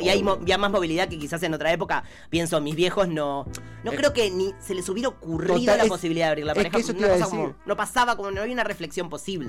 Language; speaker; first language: Spanish; native; Spanish